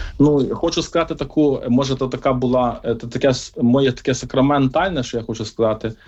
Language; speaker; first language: Ukrainian; native; Ukrainian